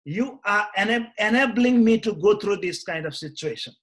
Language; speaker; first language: English; non-native, local second language; Nepali